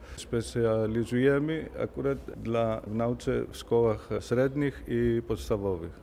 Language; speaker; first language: Polish; non-native, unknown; Greek